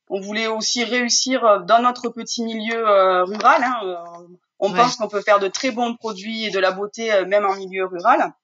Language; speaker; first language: French; native; French